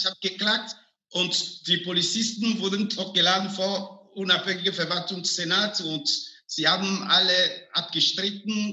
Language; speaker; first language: German; non-native, fluent; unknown